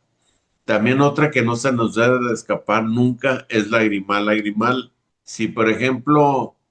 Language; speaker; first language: Spanish; native; Spanish